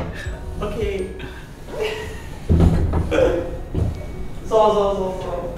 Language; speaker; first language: Japanese; non-native, learner; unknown